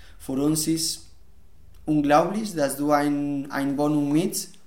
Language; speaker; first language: German; non-native, learner; Spanish